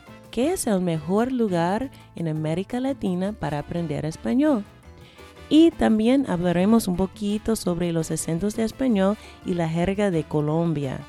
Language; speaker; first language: Spanish; non-native, fluent; English